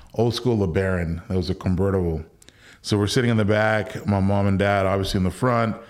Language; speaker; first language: English; early bilingual, other home language; Spanish